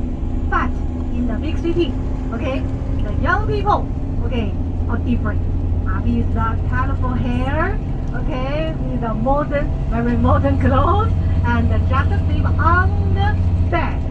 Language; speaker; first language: English; non-native, learner; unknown